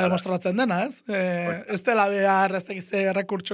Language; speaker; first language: Basque; native; Basque